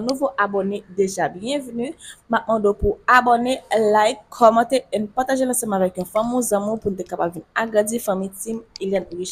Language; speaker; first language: French; non-native, local second language; Haitian Creole